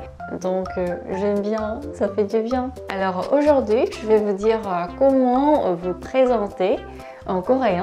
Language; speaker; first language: French; non-native, learner; Korean